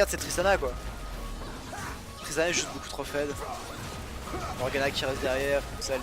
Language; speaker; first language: French; native; French